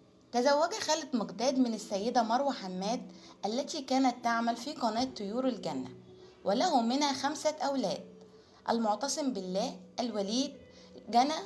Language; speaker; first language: Arabic; native; Arabic